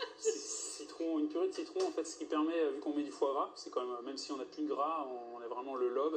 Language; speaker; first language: French; native; French